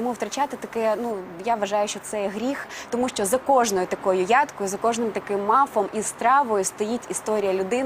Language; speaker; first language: Ukrainian; native; Ukrainian